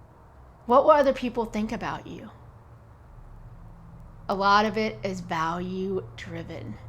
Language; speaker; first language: English; native; English